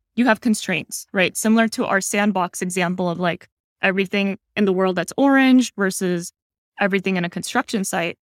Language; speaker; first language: English; native; English